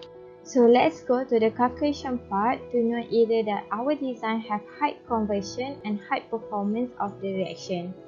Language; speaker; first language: English; non-native, local second language; Malay